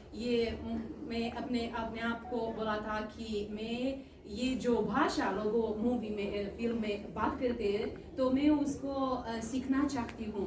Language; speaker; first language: Hindi; non-native, learner; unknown